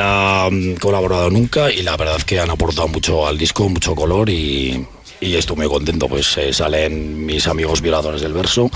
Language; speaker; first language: Spanish; native; Spanish